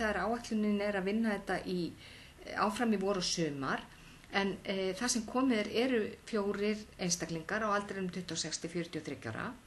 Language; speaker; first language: Icelandic; native; Icelandic